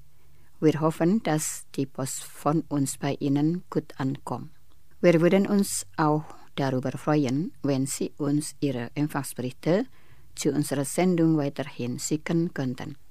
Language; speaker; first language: German; non-native, fluent; Indonesian